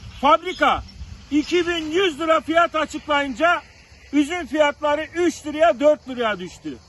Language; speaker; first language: Turkish; native; Turkish